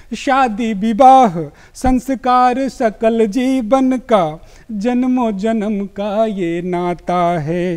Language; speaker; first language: Hindi; native; Hindi